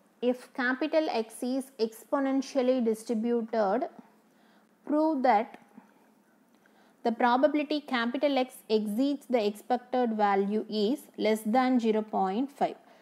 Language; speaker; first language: English; non-native, local second language; Tamil